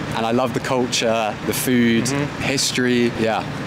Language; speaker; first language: English; native; English